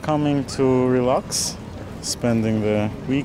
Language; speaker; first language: English; non-native, fluent; Kazakh